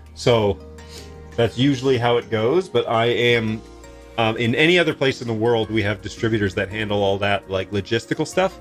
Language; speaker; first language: English; native; English